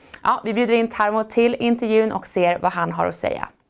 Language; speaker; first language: Swedish; native; Swedish